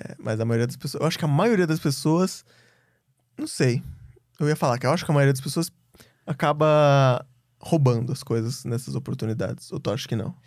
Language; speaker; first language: Portuguese; native; Portuguese